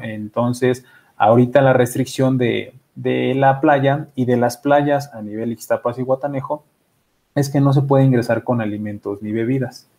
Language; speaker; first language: Spanish; native; Spanish